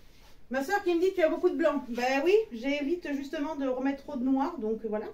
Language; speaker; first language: French; native; French